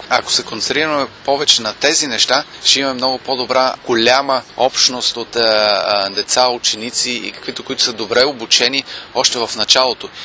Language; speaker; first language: Bulgarian; non-native, fluent; German